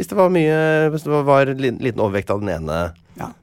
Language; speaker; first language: Norwegian; native; Norwegian